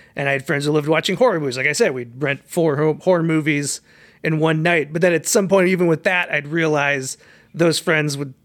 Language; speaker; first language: English; native; English